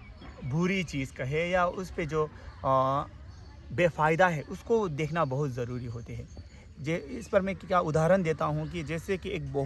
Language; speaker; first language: Hindi; non-native, local second language; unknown